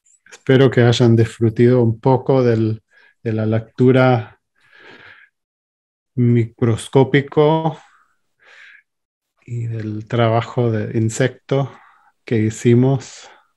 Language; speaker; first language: Spanish; non-native, fluent; English